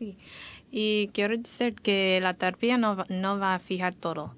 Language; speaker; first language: Spanish; non-native, learner; English